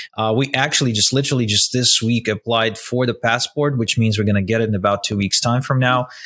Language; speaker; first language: English; non-native, fluent; Russian